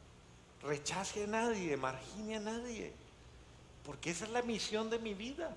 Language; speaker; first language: Spanish; native; Spanish